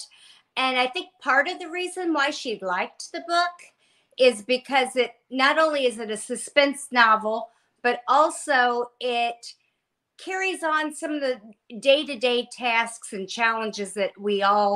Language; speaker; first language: English; native; English